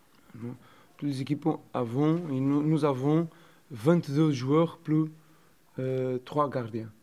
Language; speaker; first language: French; non-native, learner; Portuguese